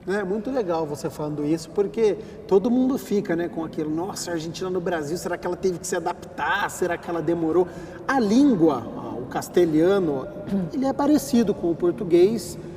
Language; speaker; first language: Portuguese; native; Portuguese